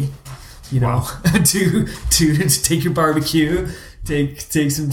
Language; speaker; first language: English; native; English